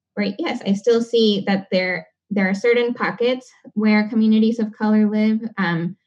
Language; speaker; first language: English; non-native, fluent; Spanish